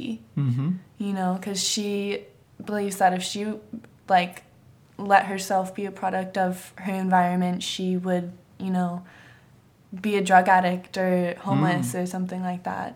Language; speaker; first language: English; native; English